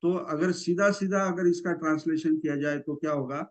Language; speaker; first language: Hindi; non-native, local second language; Marathi